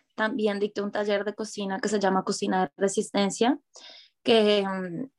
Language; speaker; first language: Spanish; native; Spanish